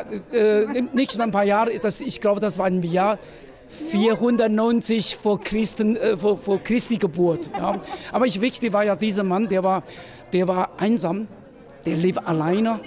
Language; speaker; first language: German; non-native, fluent; Chinese